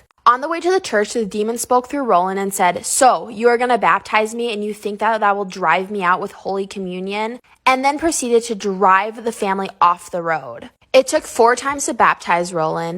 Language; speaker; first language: English; native; English